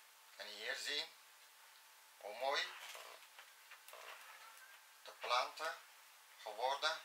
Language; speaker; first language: Dutch; non-native, fluent; Arabic